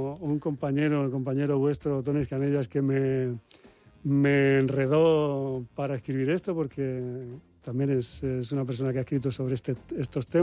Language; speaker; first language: Spanish; native; Spanish